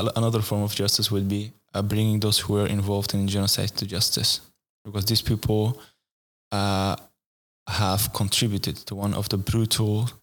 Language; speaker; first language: English; non-native, fluent; Arabic